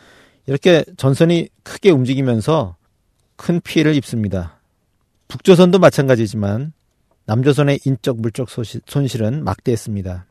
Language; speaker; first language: Korean; native; Korean